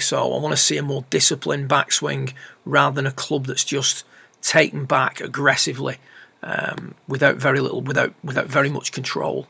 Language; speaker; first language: English; native; English